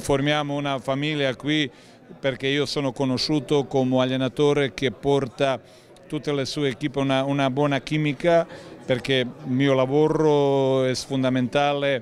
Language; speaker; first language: Italian; non-native, learner; Croatian